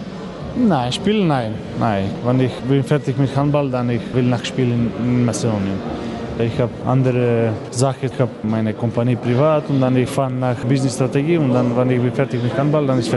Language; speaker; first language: German; non-native, learner; Macedonian